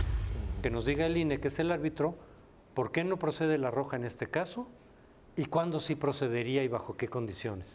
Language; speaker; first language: Spanish; native; Spanish